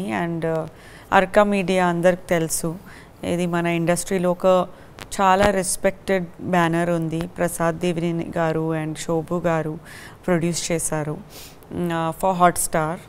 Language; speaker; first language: Telugu; non-native, fluent; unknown